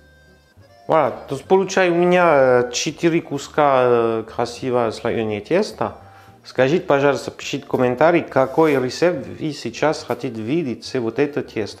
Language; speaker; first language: Russian; non-native, learner; French